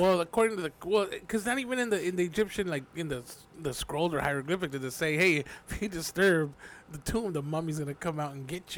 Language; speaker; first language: English; early bilingual, other home language; Spanish